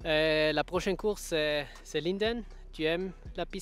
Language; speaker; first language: French; non-native, local second language; German